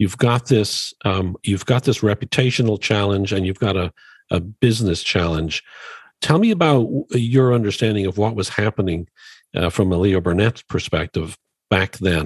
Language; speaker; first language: English; native; English